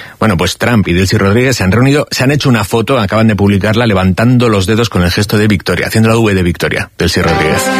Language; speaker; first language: Spanish; native; Spanish